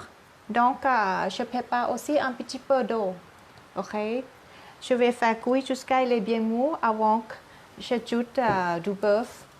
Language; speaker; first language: French; non-native, learner; Thai